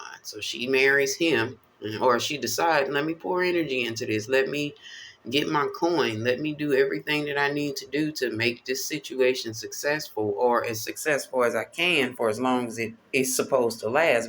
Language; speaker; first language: English; native; English